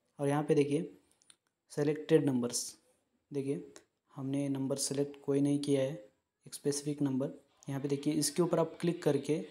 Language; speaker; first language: Hindi; non-native, local second language; Marathi